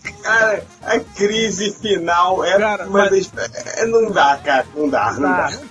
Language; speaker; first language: Portuguese; native; Portuguese